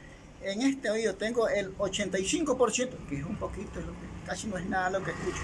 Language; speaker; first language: Spanish; native; Spanish